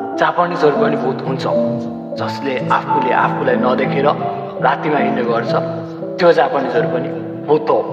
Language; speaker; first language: Nepali; native; Nepali